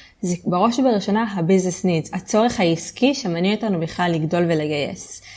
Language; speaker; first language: Hebrew; native; Hebrew